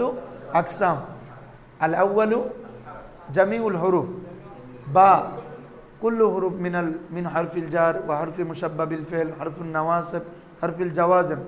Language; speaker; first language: Arabic; non-native, fluent; Bangla